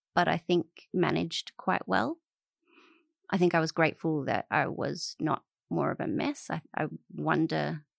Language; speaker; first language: English; native; English